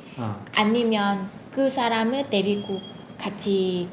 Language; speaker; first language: Korean; non-native, fluent; Vietnamese